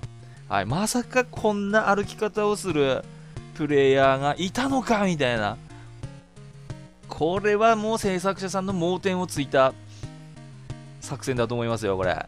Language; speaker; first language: Japanese; native; Japanese